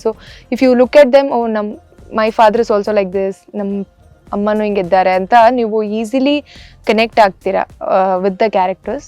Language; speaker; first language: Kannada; early bilingual, heritage; Kannada